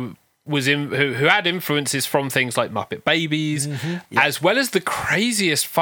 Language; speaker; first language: English; native; English